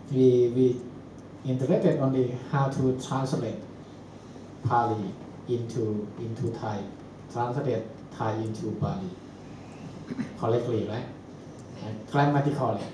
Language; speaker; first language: English; non-native, fluent; Thai